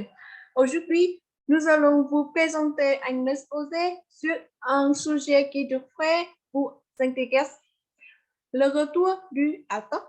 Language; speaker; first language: French; non-native, learner; Vietnamese